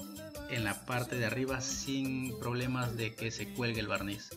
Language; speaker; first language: Spanish; native; Spanish